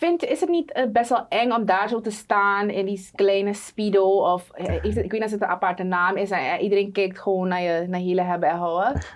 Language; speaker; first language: Dutch; native; Dutch